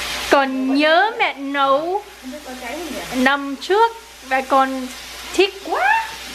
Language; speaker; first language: Vietnamese; non-native, learner; English